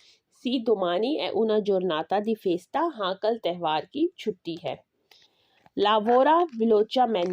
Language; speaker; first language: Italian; non-native, learner; Urdu